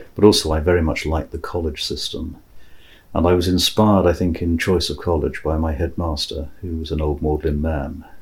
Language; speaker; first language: English; native; English